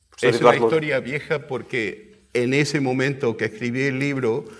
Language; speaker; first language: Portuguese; non-native, learner; Spanish